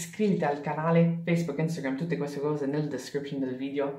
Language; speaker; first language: Italian; non-native, fluent; English